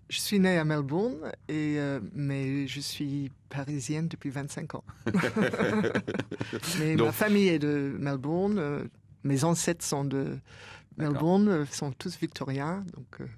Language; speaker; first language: French; non-native, fluent; English